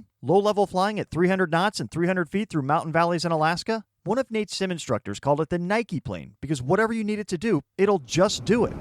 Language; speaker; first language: English; native; English